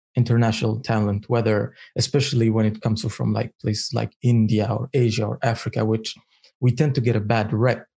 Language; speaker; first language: English; non-native, fluent; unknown